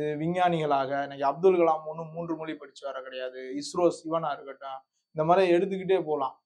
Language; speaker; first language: Tamil; native; Tamil